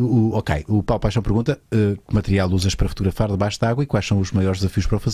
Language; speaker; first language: Portuguese; native; Portuguese